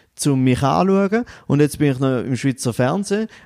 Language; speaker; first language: German; native; German